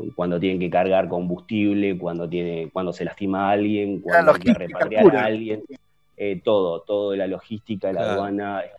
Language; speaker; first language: Spanish; native; Spanish